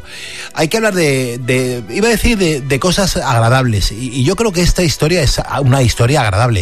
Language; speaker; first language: Spanish; native; Spanish